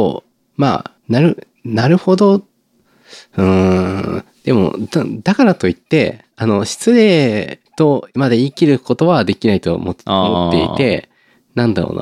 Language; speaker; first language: Japanese; native; Japanese